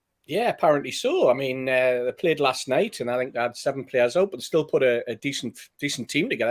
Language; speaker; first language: English; native; English